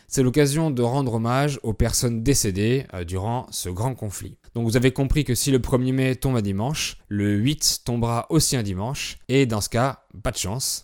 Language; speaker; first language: French; native; French